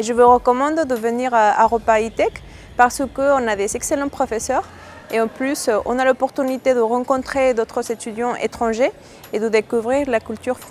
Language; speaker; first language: French; non-native, fluent; Spanish